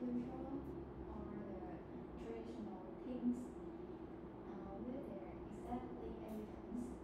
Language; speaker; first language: English; non-native, learner; Vietnamese